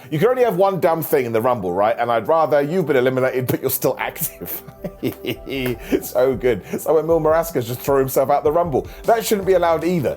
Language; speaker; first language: English; native; English